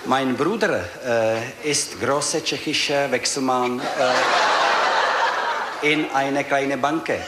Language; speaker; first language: German; non-native, learner; Czech